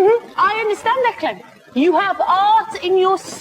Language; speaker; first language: English; native; English